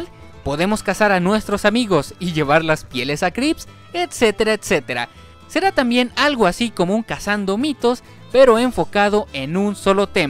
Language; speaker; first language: Spanish; native; Spanish